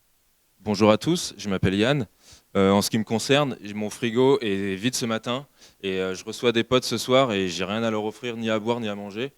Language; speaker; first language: French; native; French